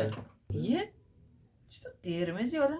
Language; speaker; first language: Persian; native; Persian